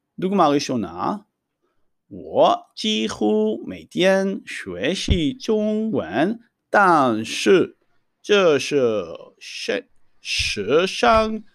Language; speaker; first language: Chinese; non-native, fluent; Hebrew